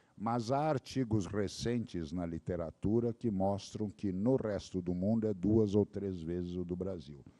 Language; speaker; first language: Portuguese; native; Portuguese